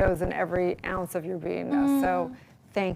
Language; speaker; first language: English; native; English